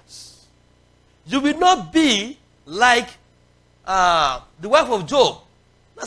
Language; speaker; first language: English; non-native, local second language; Yoruba